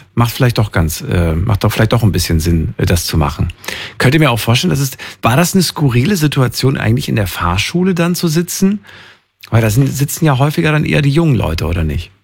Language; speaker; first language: German; native; German